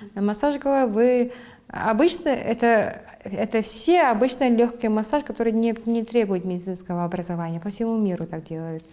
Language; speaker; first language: Russian; non-native, local second language; Kazakh